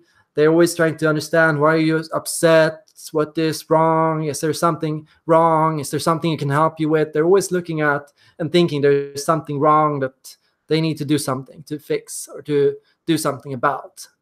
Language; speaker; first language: English; non-native, fluent; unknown